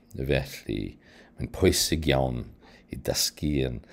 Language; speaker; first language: Welsh; non-native, learner; English